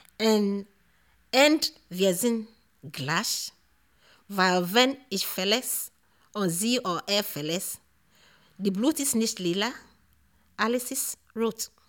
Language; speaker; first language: German; non-native, learner; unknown